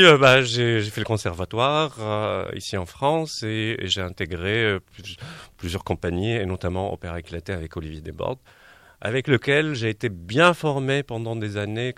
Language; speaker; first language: French; non-native, local second language; Arabic